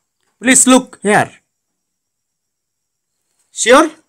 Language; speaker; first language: English; non-native, learner; Bangla